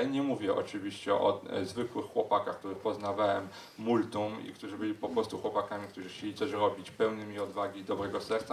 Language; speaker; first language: Polish; native; Polish